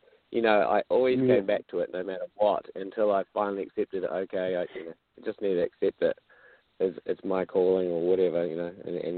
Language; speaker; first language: English; native; English